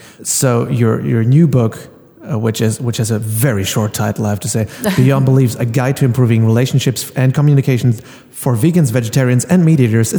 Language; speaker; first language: English; non-native, fluent; German